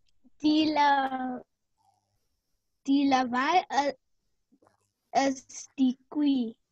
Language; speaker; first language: Afrikaans; non-native, local second language; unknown